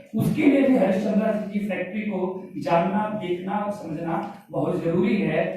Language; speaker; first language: Hindi; native; Hindi